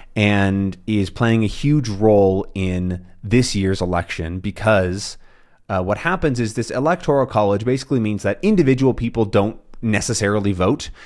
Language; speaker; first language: English; native; English